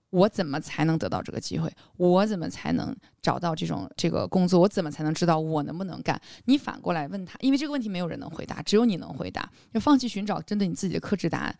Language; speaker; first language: Chinese; native; Chinese